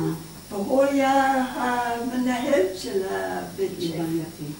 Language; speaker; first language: Hebrew; non-native, fluent; Dutch